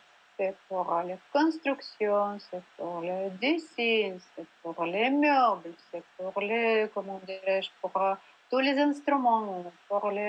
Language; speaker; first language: French; non-native, learner; Russian